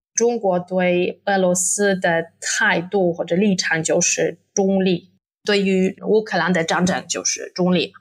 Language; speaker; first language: Chinese; non-native, fluent; Polish